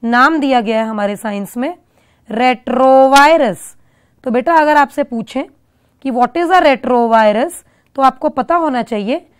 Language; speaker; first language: Hindi; non-native, local second language; Punjabi